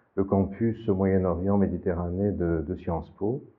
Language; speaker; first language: French; native; French